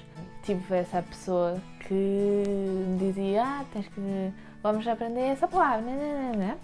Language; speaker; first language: Portuguese; early bilingual, heritage; French